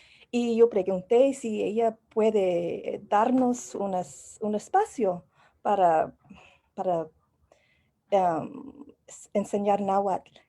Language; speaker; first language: Spanish; non-native, learner; English